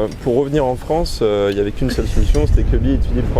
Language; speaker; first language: French; native; French